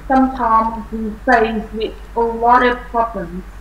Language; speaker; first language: English; non-native, fluent; Vietnamese